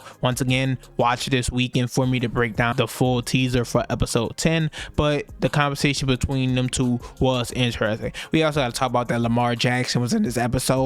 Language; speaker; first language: English; native; English